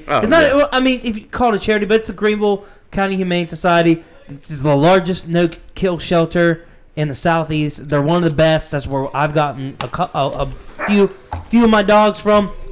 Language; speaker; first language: English; native; English